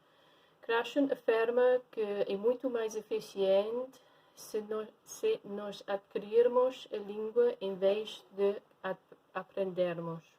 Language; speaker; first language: Portuguese; non-native, fluent; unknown